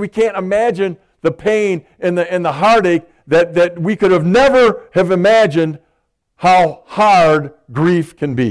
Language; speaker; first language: English; native; English